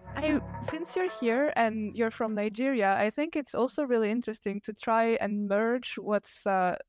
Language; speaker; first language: English; non-native, fluent; Italian